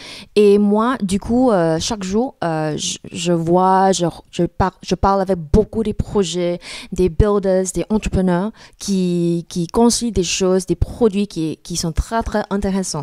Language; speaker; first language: French; non-native, fluent; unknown